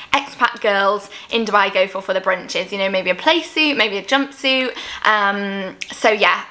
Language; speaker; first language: English; native; English